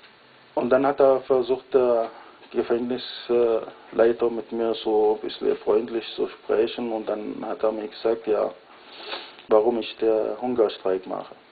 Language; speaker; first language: German; non-native, fluent; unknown